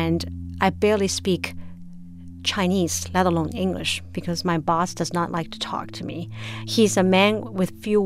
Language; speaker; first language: English; non-native, fluent; Chinese